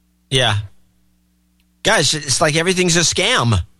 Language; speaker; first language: English; native; English